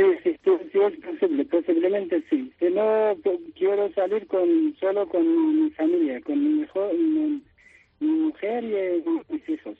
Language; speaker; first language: Spanish; non-native, learner; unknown